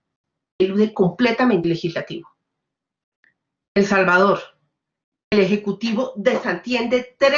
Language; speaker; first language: Spanish; native; Spanish